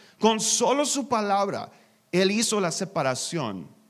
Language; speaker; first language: Spanish; non-native, learner; English